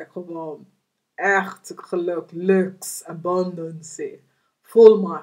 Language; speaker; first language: Dutch; non-native, learner; English